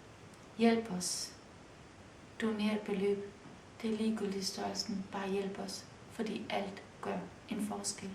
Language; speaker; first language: Danish; early bilingual, other home language; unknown